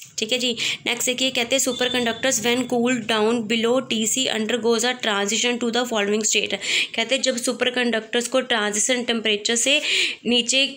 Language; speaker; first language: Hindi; non-native, local second language; Punjabi